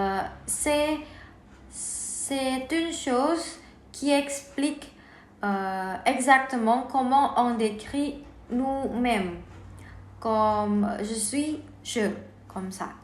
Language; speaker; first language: French; non-native, learner; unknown